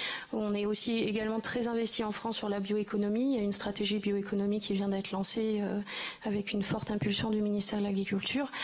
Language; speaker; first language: French; native; French